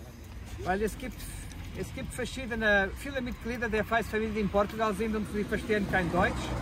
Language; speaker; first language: German; early bilingual, heritage; Portuguese